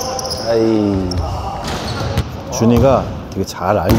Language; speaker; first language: Korean; native; Korean